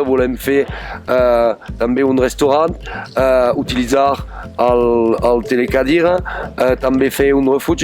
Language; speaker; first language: Catalan; non-native, fluent; French